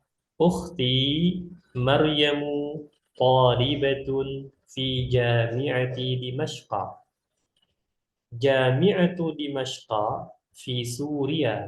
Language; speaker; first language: Arabic; non-native, fluent; Indonesian